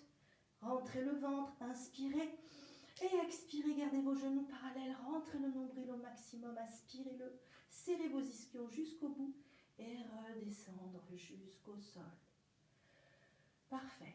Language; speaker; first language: French; native; French